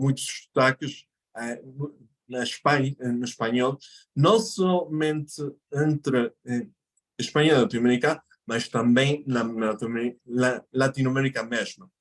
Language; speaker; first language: Portuguese; non-native, fluent; Spanish